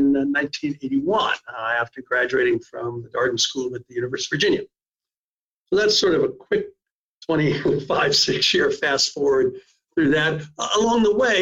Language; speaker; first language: English; native; English